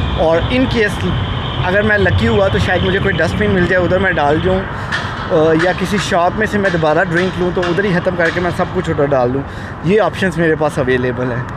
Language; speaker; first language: Urdu; native; Urdu